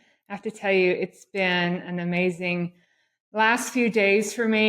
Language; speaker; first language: English; native; English